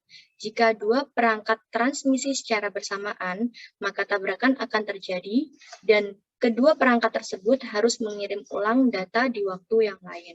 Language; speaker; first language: Indonesian; native; Indonesian